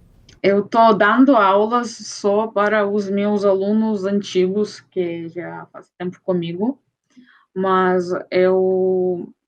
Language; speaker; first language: Portuguese; non-native, fluent; Russian